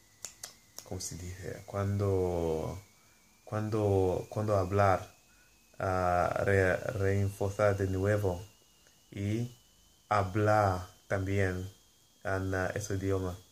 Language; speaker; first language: Spanish; non-native, learner; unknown